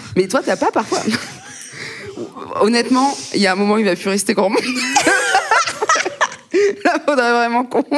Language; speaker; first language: French; native; French